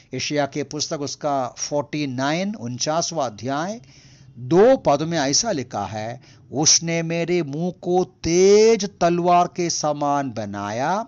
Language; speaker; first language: Hindi; non-native, local second language; Malayalam